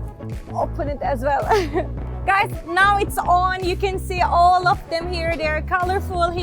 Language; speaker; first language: English; non-native, fluent; Turkish